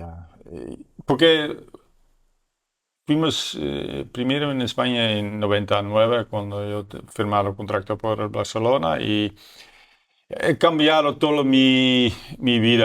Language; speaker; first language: Spanish; non-native, learner; Dutch